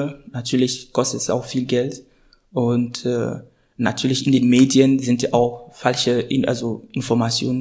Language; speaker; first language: German; non-native, fluent; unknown